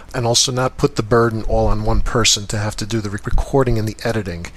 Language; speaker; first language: English; native; English